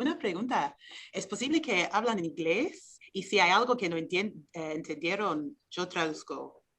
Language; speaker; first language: Spanish; non-native, fluent; English